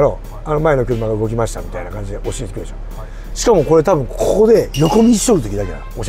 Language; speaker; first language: Japanese; native; Japanese